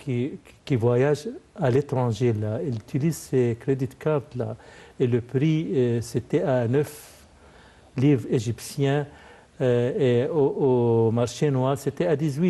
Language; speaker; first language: French; non-native, fluent; Arabic